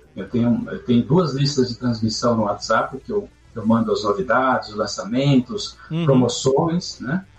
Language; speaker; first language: Portuguese; native; Portuguese